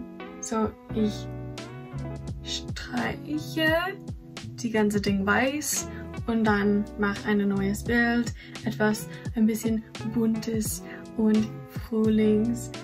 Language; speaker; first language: German; non-native, fluent; English